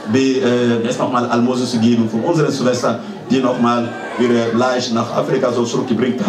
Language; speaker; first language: German; non-native, learner; Fula